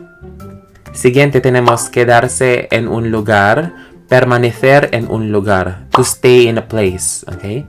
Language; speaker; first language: Spanish; non-native, learner; Filipino